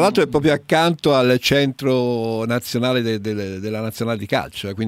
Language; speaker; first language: Italian; native; Italian